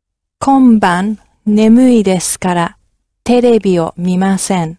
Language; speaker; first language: Japanese; non-native, learner; English